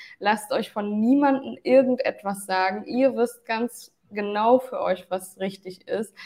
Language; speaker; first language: German; early bilingual, other home language; Turkish